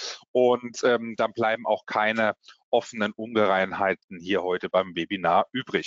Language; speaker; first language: German; native; German